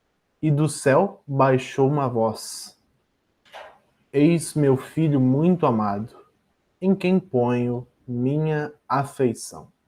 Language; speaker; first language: Portuguese; native; Portuguese